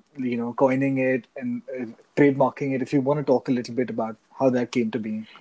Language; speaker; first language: English; non-native, local second language; Hindi